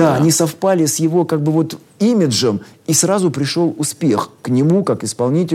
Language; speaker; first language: Russian; native; Russian